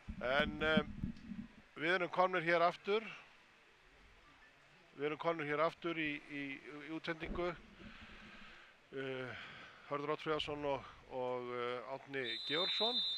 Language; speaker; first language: Icelandic; native; Icelandic